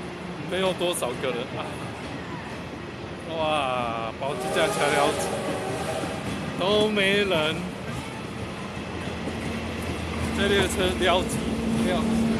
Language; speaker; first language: Chinese; native; Chinese